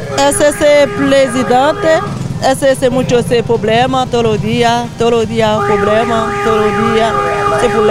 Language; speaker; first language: Spanish; non-native, learner; Haitian Creole